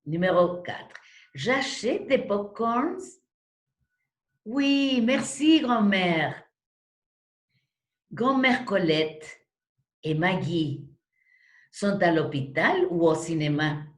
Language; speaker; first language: French; non-native, fluent; Spanish